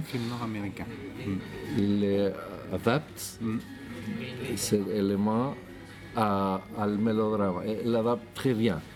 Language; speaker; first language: French; non-native, learner; Spanish